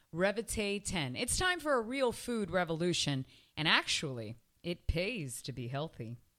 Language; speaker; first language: English; early bilingual, other home language; Spanish